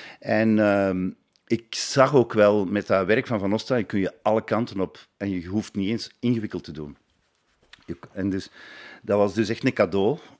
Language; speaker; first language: Dutch; native; Dutch